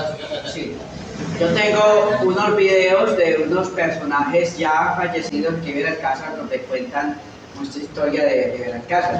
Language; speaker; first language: Spanish; native; Spanish